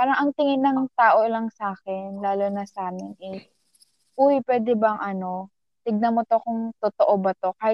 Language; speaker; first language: English; non-native, local second language; Filipino